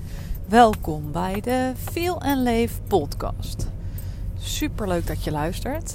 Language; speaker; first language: Dutch; native; Dutch